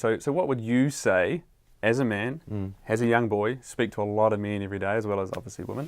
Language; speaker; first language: English; native; English